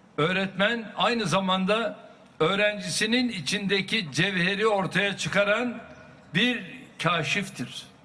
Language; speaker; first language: Turkish; native; Turkish